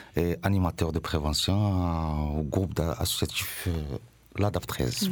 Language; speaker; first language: French; non-native, local second language; Arabic